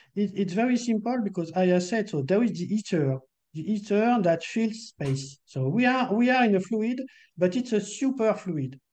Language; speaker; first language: English; non-native, fluent; French